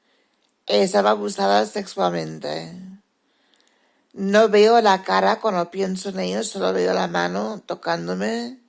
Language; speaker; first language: Spanish; early bilingual, heritage; Spanish